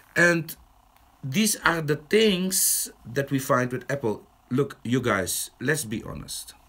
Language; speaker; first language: English; non-native, fluent; Dutch